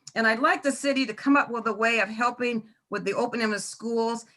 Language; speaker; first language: English; native; English